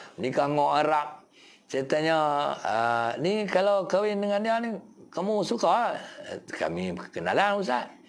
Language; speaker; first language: Malay; native; Malay